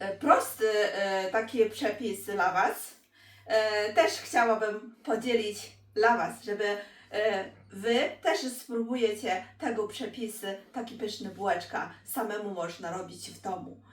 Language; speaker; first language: Polish; non-native, learner; Chinese